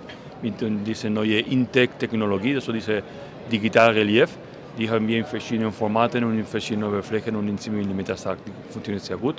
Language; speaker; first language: German; non-native, fluent; Spanish